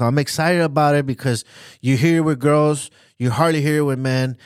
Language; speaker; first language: English; native; English